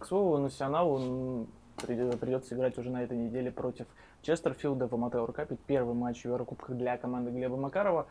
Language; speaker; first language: Russian; native; Russian